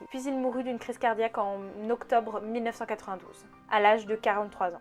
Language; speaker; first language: French; native; French